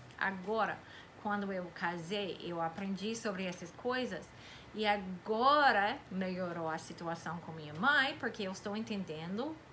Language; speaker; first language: Portuguese; non-native, fluent; English